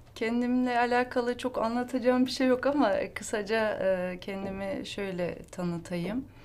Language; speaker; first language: Turkish; early bilingual, heritage; Turkish